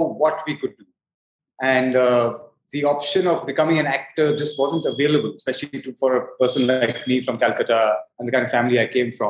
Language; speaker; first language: English; non-native, local second language; Hindi